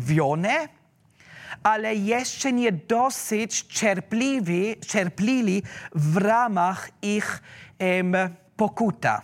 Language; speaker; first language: Polish; non-native, learner; German